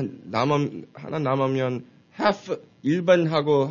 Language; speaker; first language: Korean; early bilingual, heritage; Korean